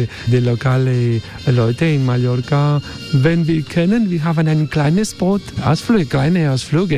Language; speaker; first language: German; non-native, learner; Spanish